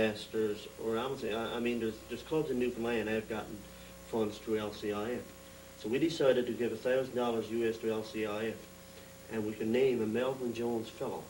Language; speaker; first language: English; native; English